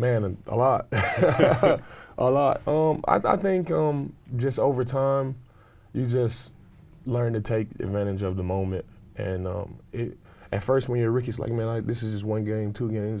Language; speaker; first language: English; native; English